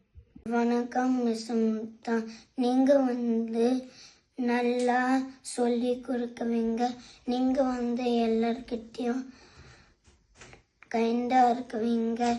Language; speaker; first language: Tamil; early bilingual, heritage; Tamil